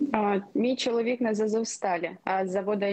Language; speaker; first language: Ukrainian; non-native, local second language; Russian